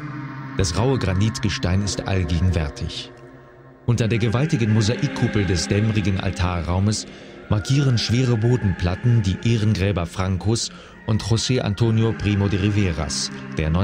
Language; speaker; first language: German; native; German